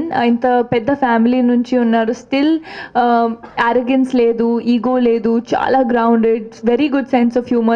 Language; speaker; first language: Telugu; non-native, fluent; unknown